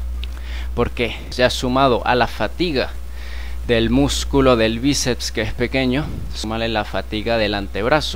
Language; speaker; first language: Spanish; native; Spanish